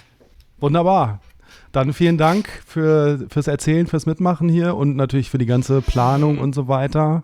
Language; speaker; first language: German; native; German